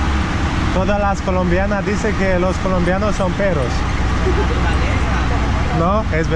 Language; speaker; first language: Spanish; non-native, learner; Romanian